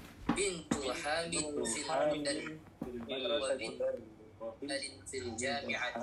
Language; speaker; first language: Arabic; non-native, learner; Indonesian